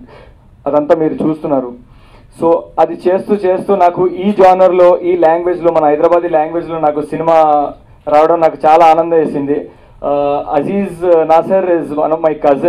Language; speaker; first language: Telugu; non-native, local second language; Urdu